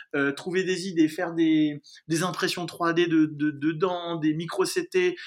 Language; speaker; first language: French; native; French